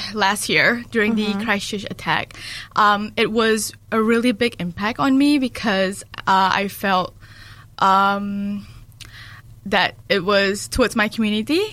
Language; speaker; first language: English; early bilingual, other home language; Malay